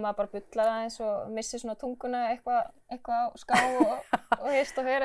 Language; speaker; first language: Icelandic; native; Icelandic